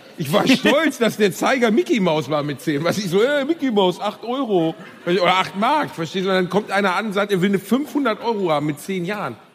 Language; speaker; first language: German; native; German